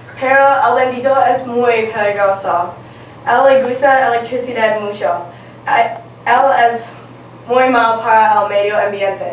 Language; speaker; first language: Spanish; non-native, learner; English